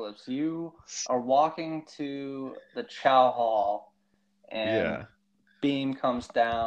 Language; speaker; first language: English; native; English